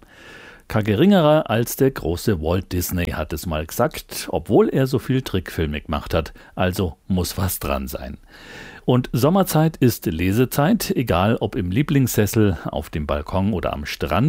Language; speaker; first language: German; native; German